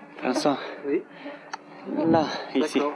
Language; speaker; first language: French; non-native, fluent; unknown